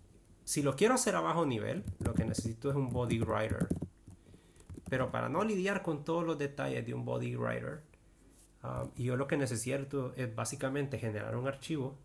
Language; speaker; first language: Spanish; native; Spanish